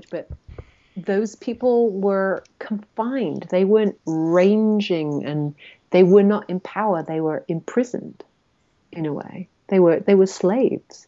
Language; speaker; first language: English; native; English